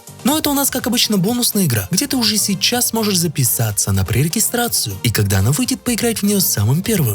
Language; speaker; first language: Russian; native; Russian